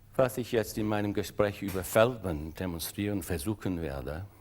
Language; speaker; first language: German; non-native, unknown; English